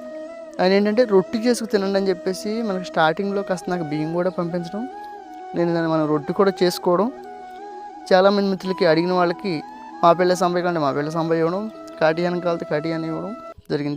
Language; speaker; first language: Telugu; native; Telugu